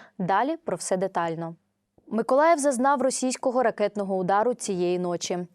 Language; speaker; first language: Ukrainian; native; Ukrainian